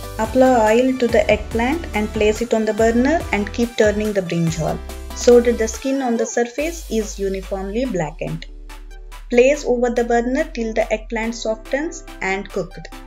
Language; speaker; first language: English; non-native, local second language; Telugu